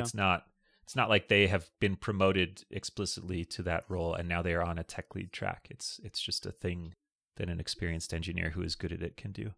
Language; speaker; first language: English; native; English